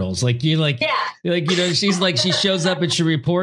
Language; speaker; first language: English; native; English